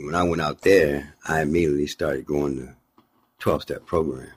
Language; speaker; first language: English; native; English